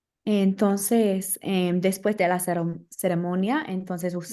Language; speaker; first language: Spanish; non-native, learner; English